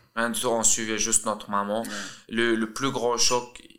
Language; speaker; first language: French; early bilingual, other home language; Russian